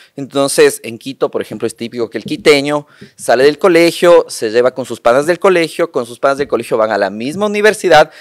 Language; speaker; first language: Spanish; native; Spanish